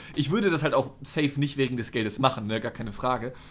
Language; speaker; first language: German; native; German